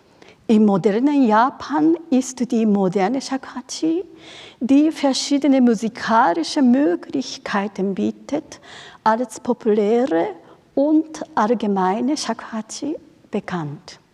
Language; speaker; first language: German; non-native, fluent; Japanese